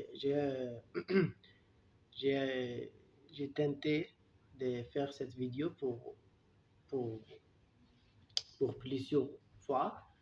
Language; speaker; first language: French; non-native, learner; Turkish